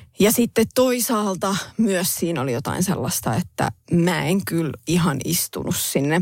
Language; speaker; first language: Finnish; native; Finnish